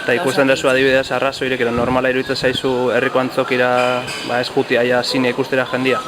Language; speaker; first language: Basque; native; Basque